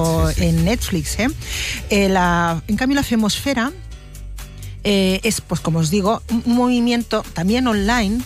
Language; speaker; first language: Spanish; native; Spanish